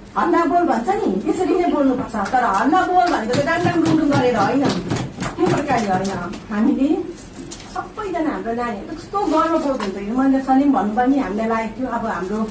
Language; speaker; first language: Nepali; native; Nepali